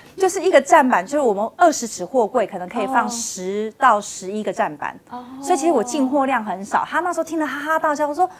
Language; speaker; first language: Chinese; native; Chinese